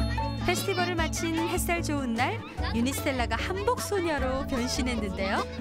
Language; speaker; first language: Korean; native; Korean